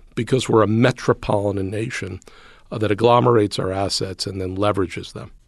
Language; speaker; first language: English; native; English